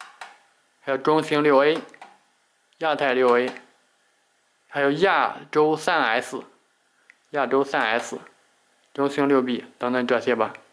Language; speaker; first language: Chinese; native; Chinese